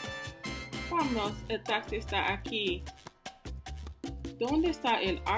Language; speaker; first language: Spanish; non-native, fluent; English